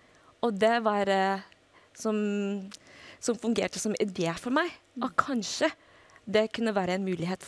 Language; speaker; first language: Norwegian; non-native, fluent; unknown